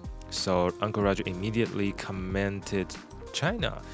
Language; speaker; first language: English; non-native, fluent; Chinese